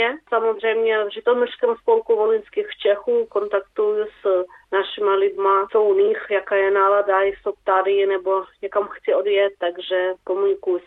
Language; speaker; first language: Czech; early bilingual, heritage; Czech